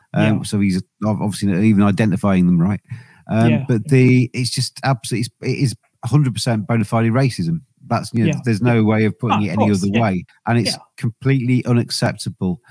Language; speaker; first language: English; native; English